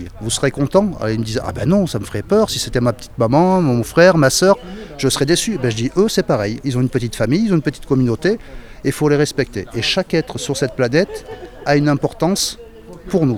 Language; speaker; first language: French; native; French